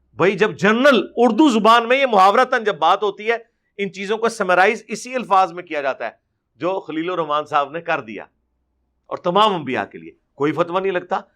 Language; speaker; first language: Urdu; non-native, local second language; Punjabi